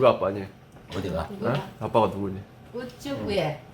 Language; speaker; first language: Korean; native; Korean